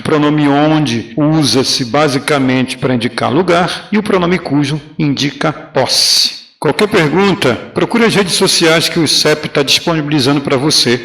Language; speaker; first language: Portuguese; native; Portuguese